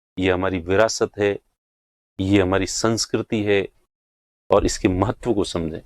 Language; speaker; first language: Hindi; native; Hindi